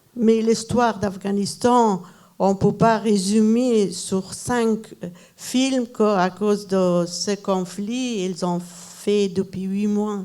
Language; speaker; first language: French; non-native, fluent; Persian